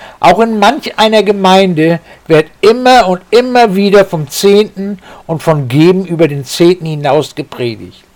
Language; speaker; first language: German; native; German